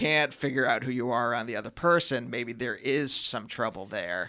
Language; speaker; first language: English; native; English